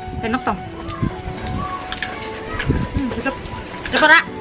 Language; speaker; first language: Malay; non-native, local second language; Javanese